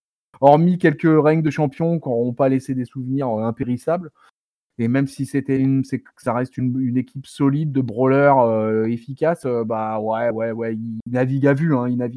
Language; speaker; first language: French; native; French